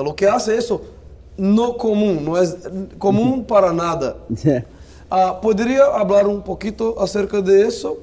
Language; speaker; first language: Spanish; non-native, fluent; Portuguese